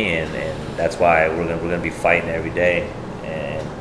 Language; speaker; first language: English; native; English